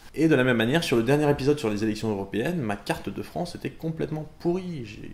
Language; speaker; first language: French; native; French